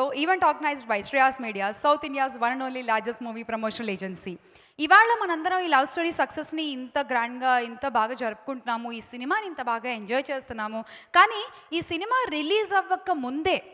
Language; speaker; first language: Telugu; native; Telugu